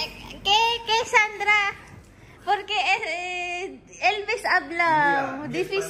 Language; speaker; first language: Spanish; non-native, learner; Filipino